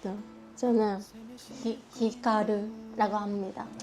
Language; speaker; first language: Korean; non-native, fluent; Japanese